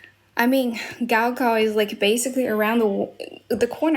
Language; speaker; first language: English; non-native, fluent; Chinese